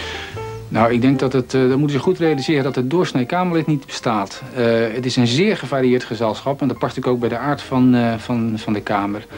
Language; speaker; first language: Dutch; native; Dutch